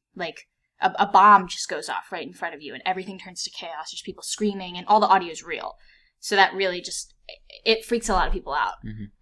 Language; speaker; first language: English; native; English